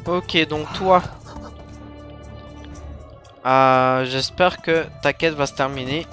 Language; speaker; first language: French; native; French